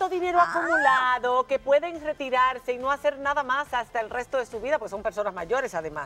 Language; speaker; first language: Spanish; native; Spanish